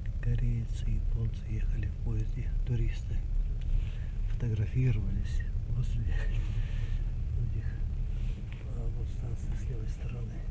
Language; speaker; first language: Russian; native; Russian